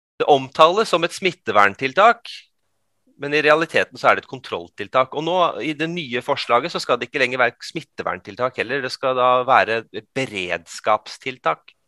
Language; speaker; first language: Norwegian; early bilingual, other home language; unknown